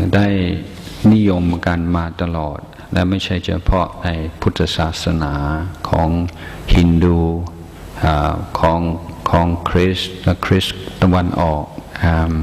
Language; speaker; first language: Thai; non-native, fluent; English